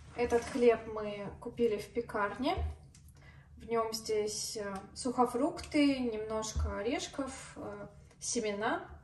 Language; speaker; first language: Russian; native; Russian